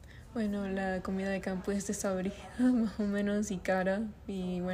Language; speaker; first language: Spanish; early bilingual, other home language; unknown